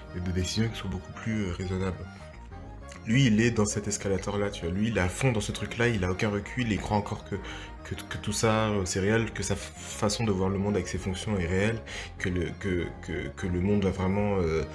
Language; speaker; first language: French; native; French